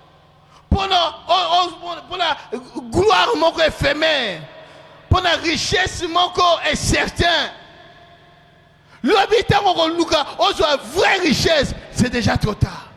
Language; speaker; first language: French; non-native, local second language; Lingala